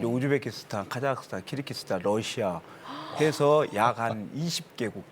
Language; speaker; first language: Korean; native; Korean